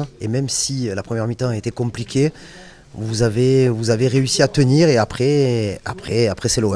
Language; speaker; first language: French; native; French